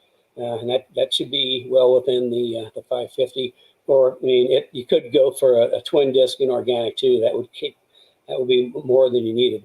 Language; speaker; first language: English; native; English